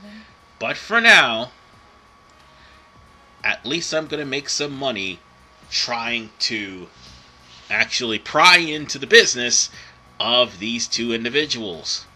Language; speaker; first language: English; native; English